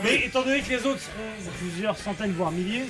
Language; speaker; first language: French; native; French